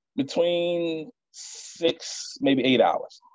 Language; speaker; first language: English; native; English